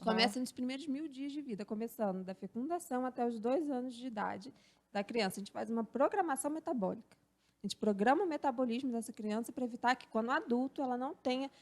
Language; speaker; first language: Portuguese; native; Portuguese